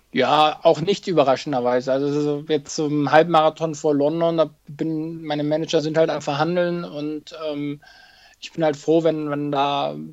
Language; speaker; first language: German; native; German